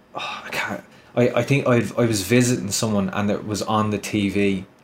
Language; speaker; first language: English; native; English